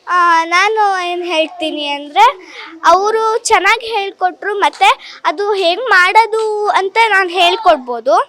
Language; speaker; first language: Kannada; native; Kannada